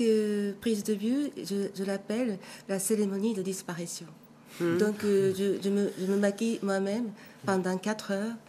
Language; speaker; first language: French; non-native, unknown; Japanese